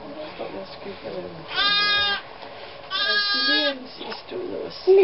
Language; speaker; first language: Danish; native; Danish